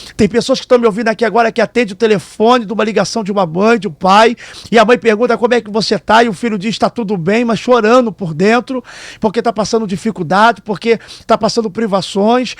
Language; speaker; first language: Portuguese; native; Portuguese